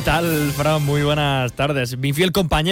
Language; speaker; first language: Spanish; native; Spanish